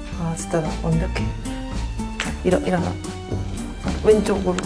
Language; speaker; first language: Korean; native; Korean